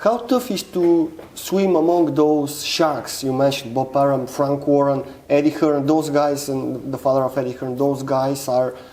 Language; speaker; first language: English; non-native, fluent; Bulgarian